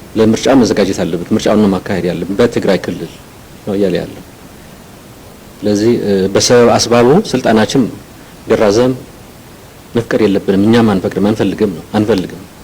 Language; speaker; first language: Amharic; non-native, local second language; Tigrinya